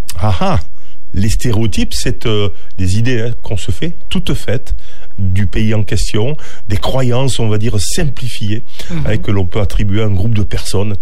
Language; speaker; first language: French; native; French